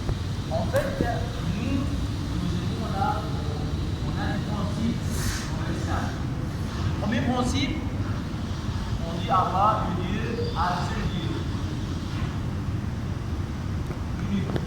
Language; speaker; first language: French; non-native, learner; Arabic